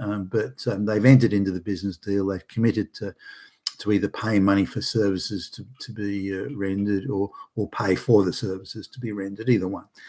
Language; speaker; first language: English; native; English